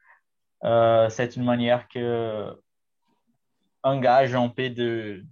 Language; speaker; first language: French; non-native, fluent; Portuguese